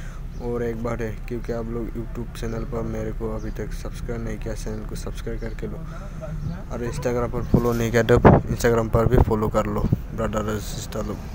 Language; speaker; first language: Hindi; non-native, local second language; Assamese